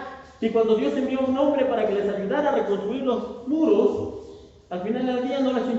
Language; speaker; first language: Spanish; native; Spanish